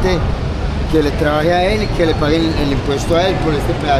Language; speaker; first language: Spanish; native; Spanish